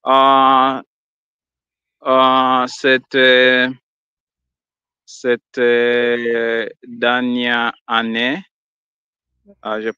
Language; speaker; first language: French; non-native, learner; Swahili